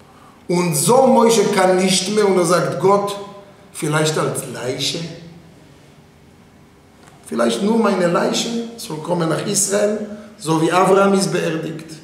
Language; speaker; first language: German; non-native, fluent; Hebrew